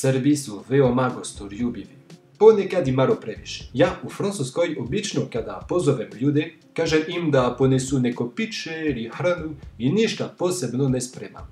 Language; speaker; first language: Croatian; non-native, fluent; French